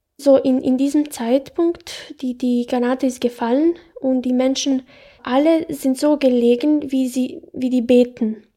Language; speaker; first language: German; non-native, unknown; Bosnian